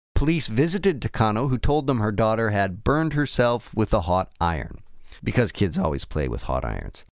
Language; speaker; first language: English; native; English